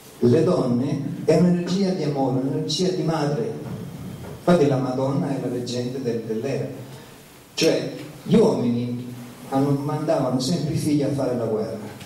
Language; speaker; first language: Italian; early bilingual, heritage; Italian